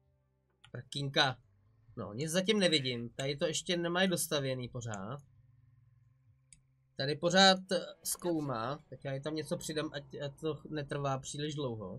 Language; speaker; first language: Czech; native; Czech